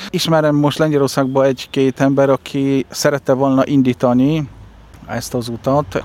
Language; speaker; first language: Hungarian; non-native, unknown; Polish